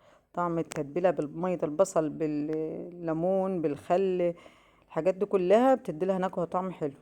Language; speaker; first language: Arabic; native; Arabic